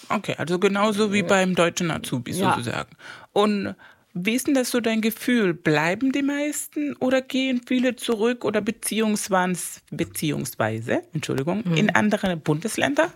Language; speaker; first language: German; non-native, fluent; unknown